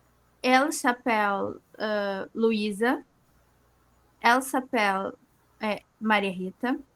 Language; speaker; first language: French; non-native, learner; Portuguese